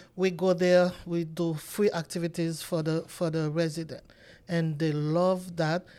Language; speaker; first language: English; non-native, learner; Haitian Creole